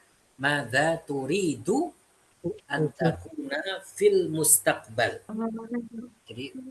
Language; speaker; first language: Arabic; non-native, fluent; Indonesian